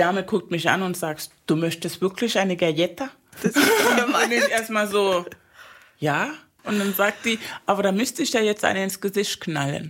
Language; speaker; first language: German; non-native, fluent; Spanish